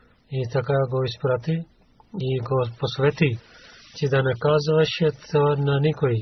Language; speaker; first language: Bulgarian; non-native, learner; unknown